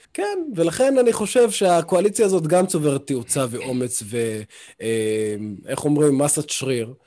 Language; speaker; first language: Hebrew; non-native, local second language; Arabic